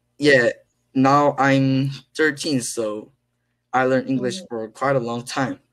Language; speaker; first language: English; non-native, learner; Korean